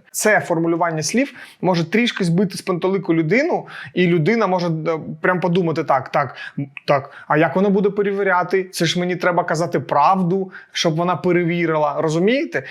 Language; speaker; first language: Ukrainian; non-native, local second language; Russian